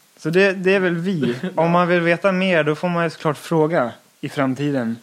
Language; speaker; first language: Swedish; native; Swedish